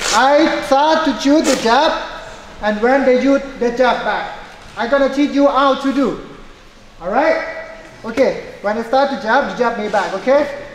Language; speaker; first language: English; non-native, learner; Thai